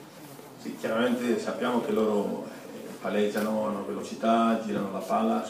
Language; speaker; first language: Italian; non-native, fluent; Spanish